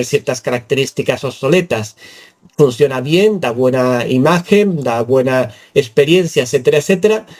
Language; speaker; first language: Spanish; native; Spanish